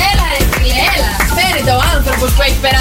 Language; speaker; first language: Greek; native; Greek